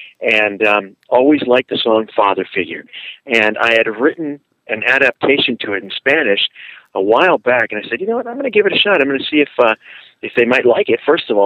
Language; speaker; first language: English; early bilingual, other home language; Spanish